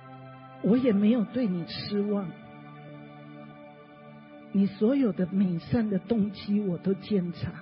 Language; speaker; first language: Chinese; native; Chinese